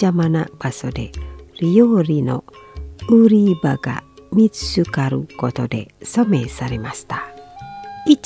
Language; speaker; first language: Japanese; non-native, fluent; Indonesian